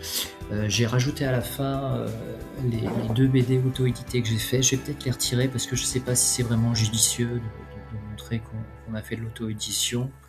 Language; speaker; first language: French; native; French